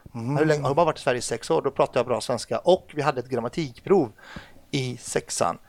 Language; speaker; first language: Swedish; early bilingual, other home language; Arabic